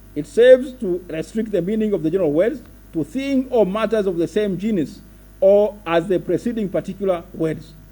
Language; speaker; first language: English; non-native, local second language; Swahili